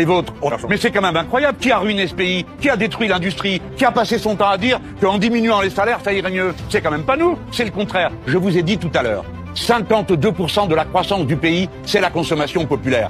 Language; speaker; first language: French; native; French